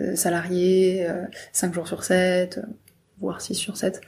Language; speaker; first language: French; native; French